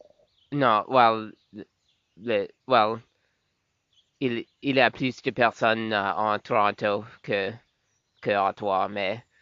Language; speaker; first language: French; non-native, local second language; English